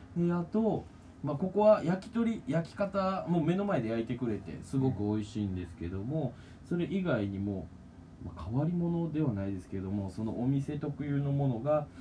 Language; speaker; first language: Japanese; native; Japanese